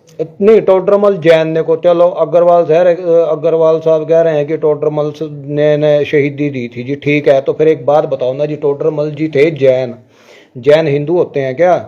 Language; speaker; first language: Hindi; non-native, local second language; Punjabi